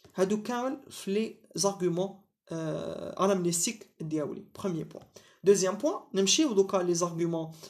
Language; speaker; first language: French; non-native, local second language; Arabic